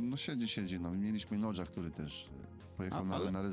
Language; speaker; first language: Polish; native; Polish